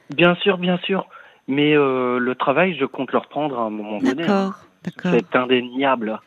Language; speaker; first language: French; native; French